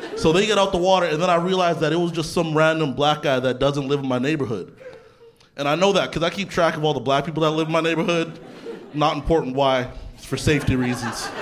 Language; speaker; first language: English; native; English